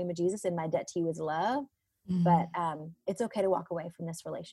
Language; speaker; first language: English; native; English